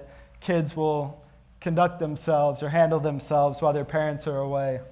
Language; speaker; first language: English; native; English